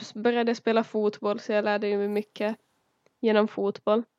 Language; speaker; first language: Swedish; early bilingual, other home language; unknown